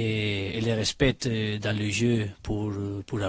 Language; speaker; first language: French; non-native, learner; Spanish